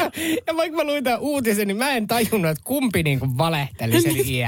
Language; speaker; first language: Finnish; native; Finnish